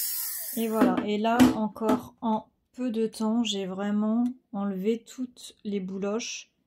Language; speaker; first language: French; native; French